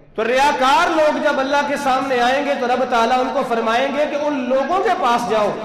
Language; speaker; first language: Urdu; non-native, local second language; Punjabi